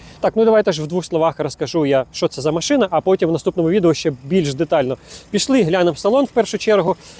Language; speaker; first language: Ukrainian; non-native, local second language; Russian